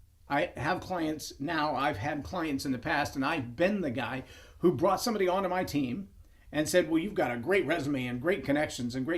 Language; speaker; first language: English; native; English